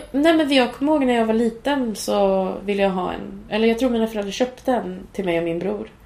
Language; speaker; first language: Swedish; early bilingual, other home language; Cantonese